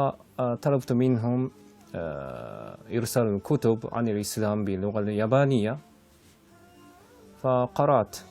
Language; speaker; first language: Arabic; non-native, fluent; Japanese